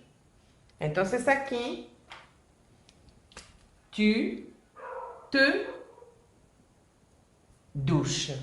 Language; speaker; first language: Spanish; non-native, fluent; French